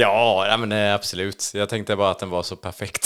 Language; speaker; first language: Swedish; native; Swedish